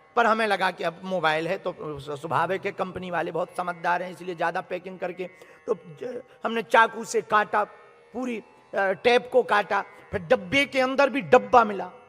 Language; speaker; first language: Hindi; native; Hindi